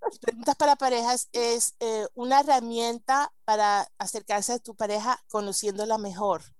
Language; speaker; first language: Spanish; early bilingual, heritage; Spanish